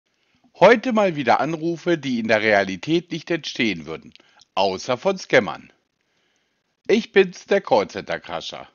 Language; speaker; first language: German; native; German